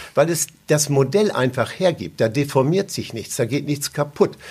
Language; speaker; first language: German; native; German